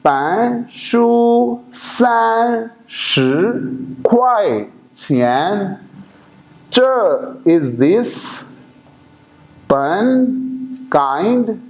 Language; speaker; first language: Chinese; non-native, fluent; Urdu